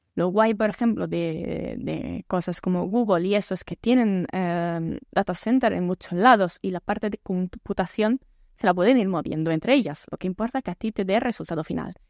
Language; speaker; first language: Spanish; non-native, fluent; Italian